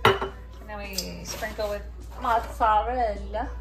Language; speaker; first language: English; native; English